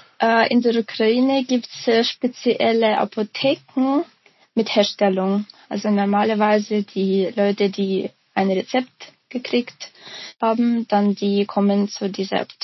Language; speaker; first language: German; non-native, fluent; Ukrainian